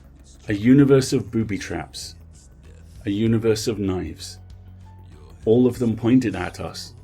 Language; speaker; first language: English; native; English